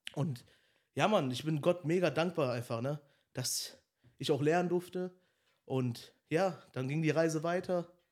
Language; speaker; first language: German; native; German